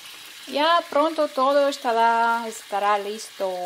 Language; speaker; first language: Spanish; non-native, fluent; Ukrainian